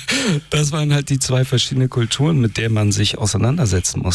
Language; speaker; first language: German; early bilingual, other home language; Persian